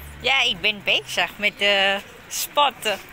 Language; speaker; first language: Dutch; non-native, learner; Thai